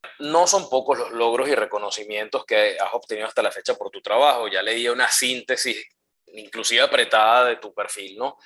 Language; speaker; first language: Spanish; native; Spanish